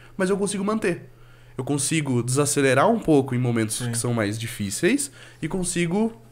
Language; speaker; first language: Portuguese; native; Portuguese